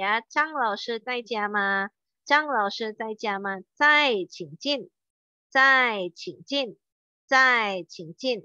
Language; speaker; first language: Chinese; non-native, fluent; Indonesian